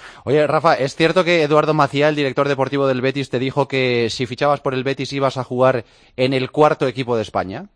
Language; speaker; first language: Spanish; native; Spanish